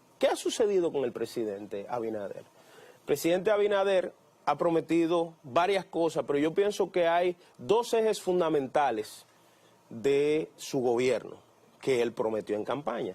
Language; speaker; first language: Spanish; native; Spanish